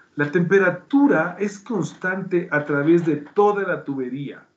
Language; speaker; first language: Spanish; native; Spanish